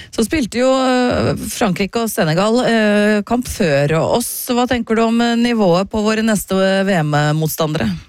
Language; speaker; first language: Norwegian; native; Norwegian